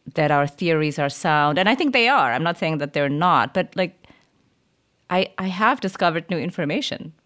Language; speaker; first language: English; early bilingual, other home language; German